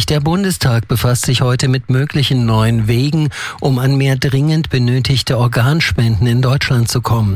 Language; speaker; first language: German; native; German